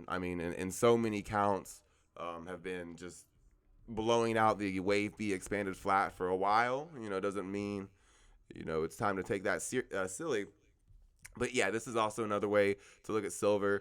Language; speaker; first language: English; native; English